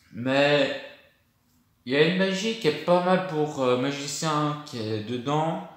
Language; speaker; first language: French; native; French